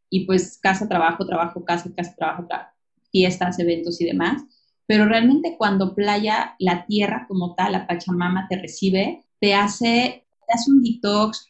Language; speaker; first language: Spanish; native; Spanish